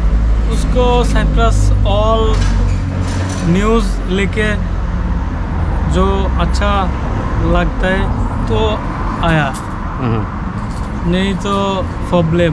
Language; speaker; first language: Hindi; non-native, learner; Bangla